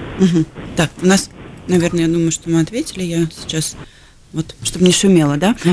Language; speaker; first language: Russian; native; Russian